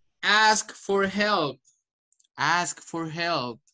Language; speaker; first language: English; non-native, fluent; Spanish